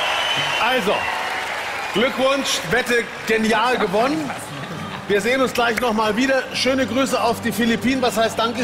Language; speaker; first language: German; native; German